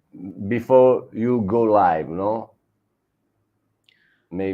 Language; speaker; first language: English; non-native, learner; Italian